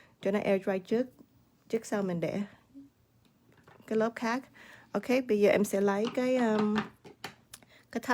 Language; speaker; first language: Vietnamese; early bilingual, heritage; Vietnamese